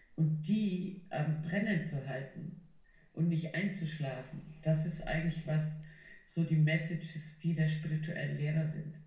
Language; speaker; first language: German; non-native, fluent; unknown